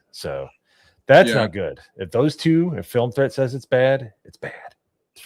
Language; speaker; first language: English; native; English